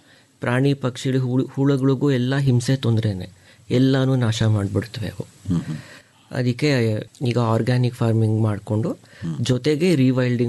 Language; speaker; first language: Kannada; native; Kannada